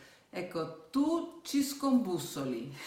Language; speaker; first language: Italian; native; Italian